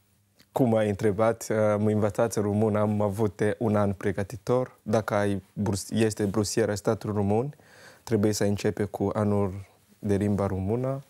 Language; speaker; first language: Romanian; non-native, learner; Kinyarwanda